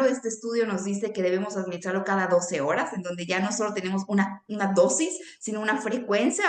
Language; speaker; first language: Spanish; native; Spanish